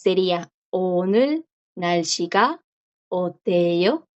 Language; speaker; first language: Korean; non-native, fluent; Spanish